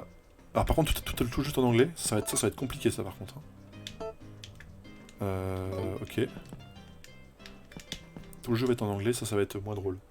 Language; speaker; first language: French; native; French